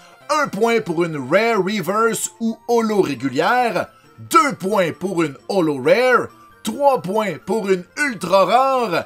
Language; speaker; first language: French; native; French